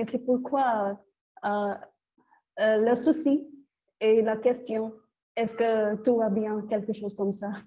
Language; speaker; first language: French; non-native, learner; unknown